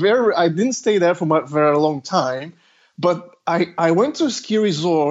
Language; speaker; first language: English; non-native, fluent; Portuguese